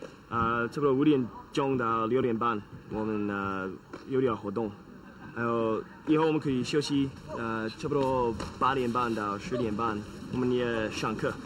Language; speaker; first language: Chinese; non-native, learner; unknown